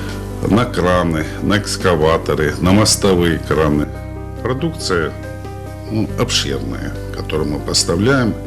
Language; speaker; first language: Russian; non-native, local second language; Lezghian